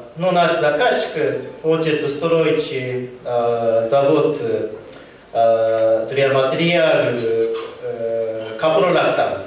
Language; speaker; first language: Russian; non-native, learner; Japanese